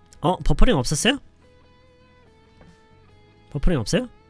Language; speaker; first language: Korean; native; Korean